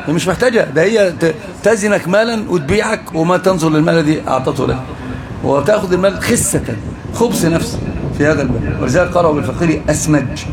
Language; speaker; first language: Arabic; native; Arabic